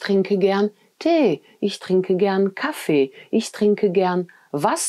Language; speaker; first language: German; non-native, fluent; French